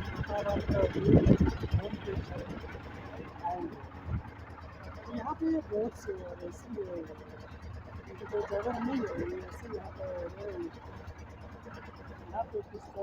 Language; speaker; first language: Hindi; non-native, local second language; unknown